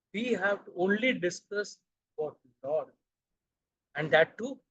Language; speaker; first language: English; non-native, local second language; Hindi